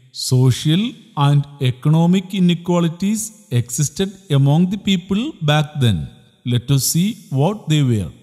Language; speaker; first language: English; non-native, local second language; Malayalam